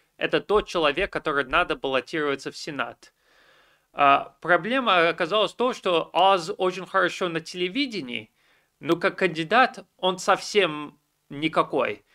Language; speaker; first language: Russian; early bilingual, heritage; Russian